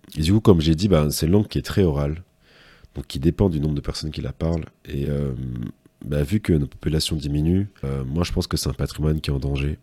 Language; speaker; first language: French; native; French